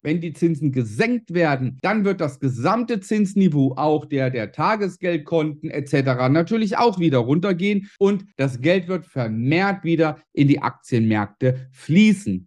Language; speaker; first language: German; native; German